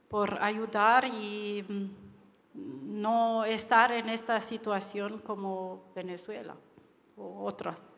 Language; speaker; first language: Spanish; non-native, learner; Romanian